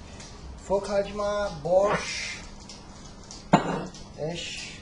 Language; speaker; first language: Hungarian; non-native, learner; Turkish